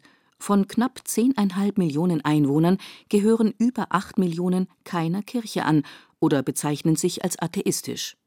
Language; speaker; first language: German; native; German